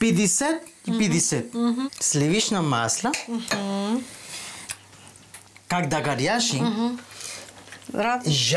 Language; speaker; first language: Ukrainian; non-native, learner; Spanish